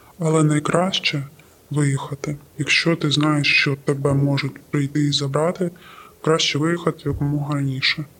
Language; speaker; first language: Ukrainian; native; Ukrainian